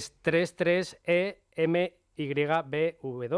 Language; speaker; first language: Spanish; native; Spanish